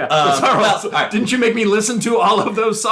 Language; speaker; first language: English; native; English